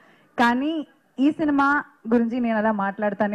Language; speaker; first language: Telugu; non-native, fluent; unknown